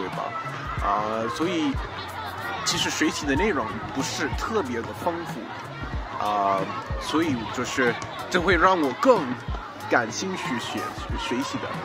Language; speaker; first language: Chinese; non-native, fluent; English